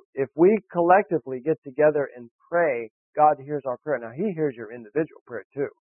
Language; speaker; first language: English; native; English